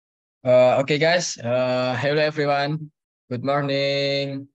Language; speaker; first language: English; non-native, learner; Indonesian